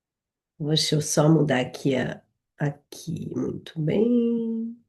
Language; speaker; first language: Portuguese; native; Portuguese